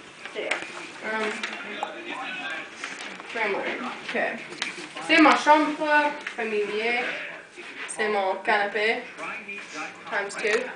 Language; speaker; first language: French; non-native, learner; English